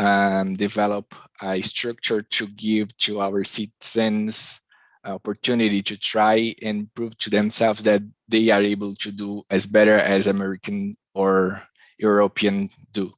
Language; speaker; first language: English; non-native, learner; Portuguese